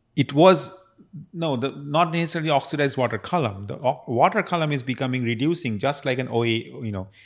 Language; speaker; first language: English; non-native, local second language; Bangla